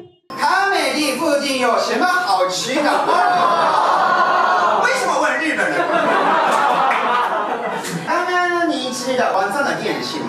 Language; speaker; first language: Chinese; non-native, fluent; Japanese